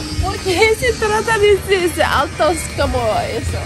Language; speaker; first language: Spanish; non-native, learner; English